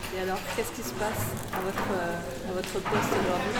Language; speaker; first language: French; native; French